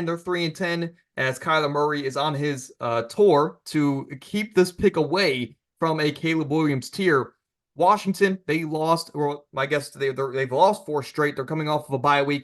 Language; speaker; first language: English; native; English